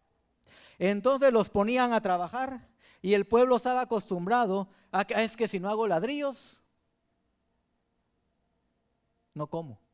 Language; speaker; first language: Spanish; native; Spanish